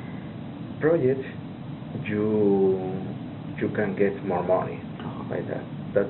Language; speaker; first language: English; non-native, learner; Spanish